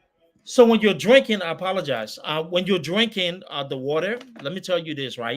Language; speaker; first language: English; native; English